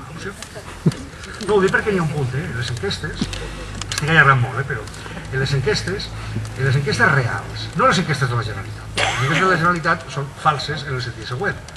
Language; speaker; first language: Catalan; non-native, local second language; Spanish